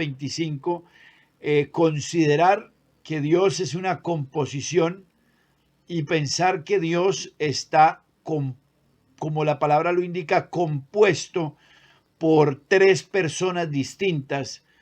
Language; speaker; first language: Spanish; native; Spanish